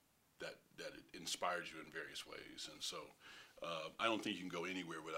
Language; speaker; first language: English; native; English